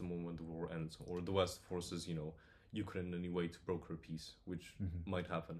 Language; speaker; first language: English; non-native, fluent; Polish